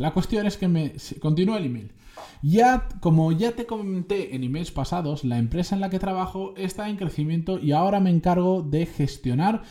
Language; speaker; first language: Spanish; native; Spanish